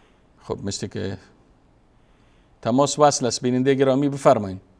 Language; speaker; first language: Persian; native; Persian